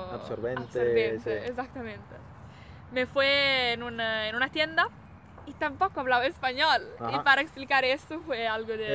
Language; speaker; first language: Spanish; non-native, learner; Italian